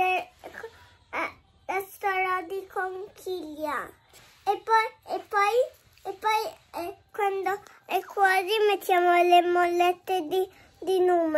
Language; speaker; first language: Italian; early bilingual, other home language; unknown